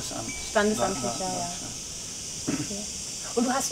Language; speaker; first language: German; native; German